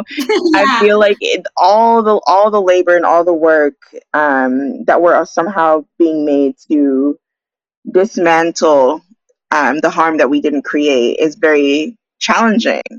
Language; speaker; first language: English; native; English